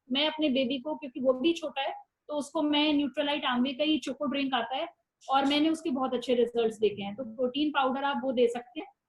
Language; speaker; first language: Hindi; native; Hindi